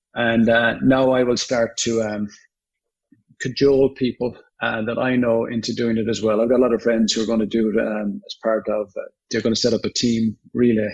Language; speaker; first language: English; native; English